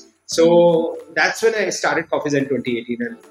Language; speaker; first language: English; non-native, local second language; Hindi